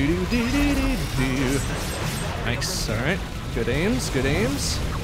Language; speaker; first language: English; native; English